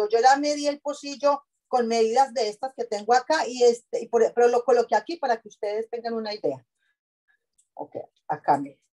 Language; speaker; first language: Spanish; native; Spanish